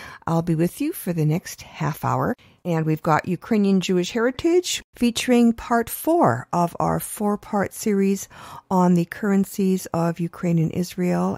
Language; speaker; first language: English; native; English